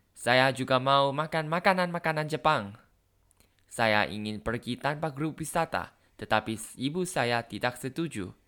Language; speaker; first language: Indonesian; non-native, learner; Thai